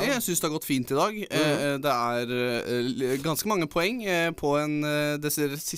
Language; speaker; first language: Norwegian; native; Norwegian